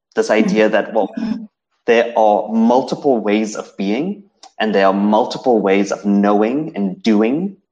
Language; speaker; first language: English; native; English